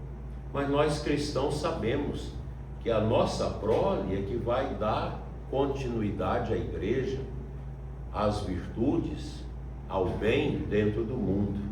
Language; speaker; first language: Portuguese; native; Portuguese